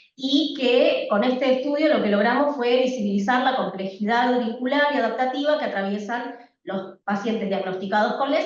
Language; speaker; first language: Spanish; native; Spanish